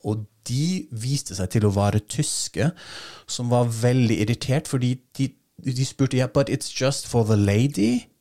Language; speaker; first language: Norwegian; non-native, fluent; German